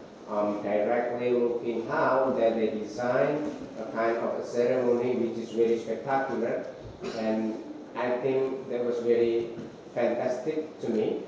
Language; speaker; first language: English; non-native, fluent; Indonesian